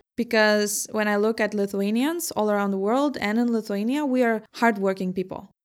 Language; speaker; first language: English; non-native, fluent; Lithuanian